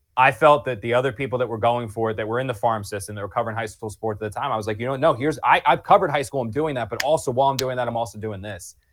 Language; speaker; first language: English; native; English